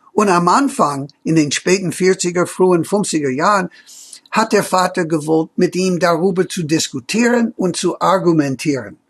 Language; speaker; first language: German; non-native, fluent; English